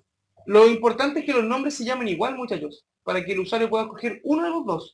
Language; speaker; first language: Spanish; native; Spanish